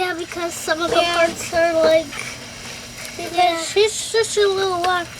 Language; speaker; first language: English; native; English